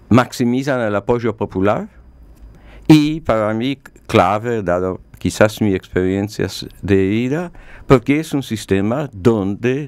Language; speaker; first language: Spanish; non-native, fluent; Polish